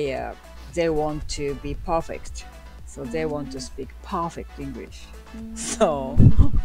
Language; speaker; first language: English; non-native, learner; Japanese